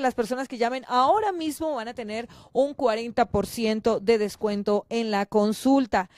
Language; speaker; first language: Spanish; native; Spanish